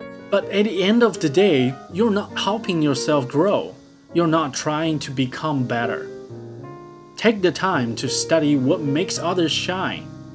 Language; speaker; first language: English; non-native, fluent; Chinese